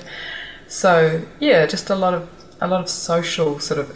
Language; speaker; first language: English; native; English